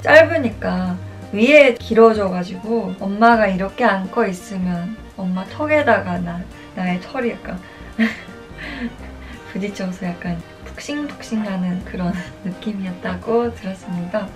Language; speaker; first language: Korean; non-native, fluent; Japanese